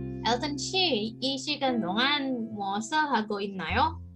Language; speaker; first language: Korean; non-native, learner; Indonesian